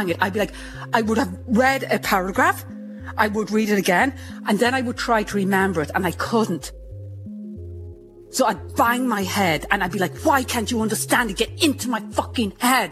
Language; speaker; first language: English; native; English